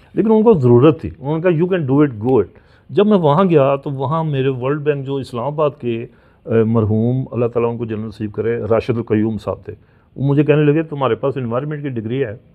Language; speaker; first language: Urdu; non-native, local second language; Punjabi